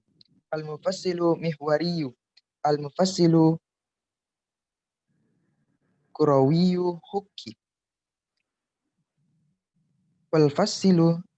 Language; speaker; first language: Arabic; non-native, learner; Indonesian